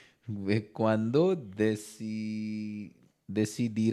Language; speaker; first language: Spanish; non-native, learner; Hindi